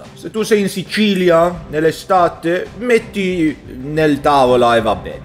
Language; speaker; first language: Italian; non-native, learner; Swedish